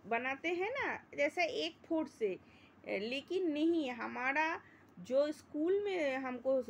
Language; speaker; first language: Hindi; non-native, local second language; Bangla